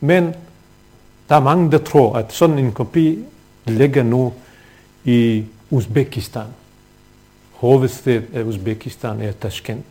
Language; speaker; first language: Danish; non-native, fluent; Bosnian